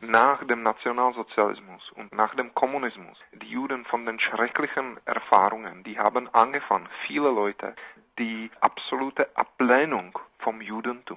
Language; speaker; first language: German; non-native, fluent; Czech